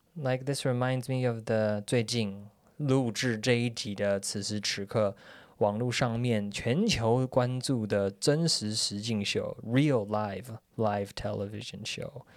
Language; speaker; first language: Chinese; early bilingual, heritage; Chinese